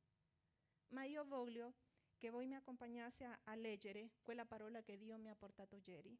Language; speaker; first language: Italian; non-native, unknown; Portuguese